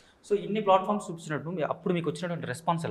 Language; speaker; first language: Telugu; native; Telugu